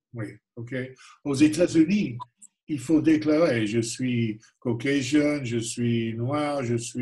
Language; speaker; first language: French; non-native, fluent; English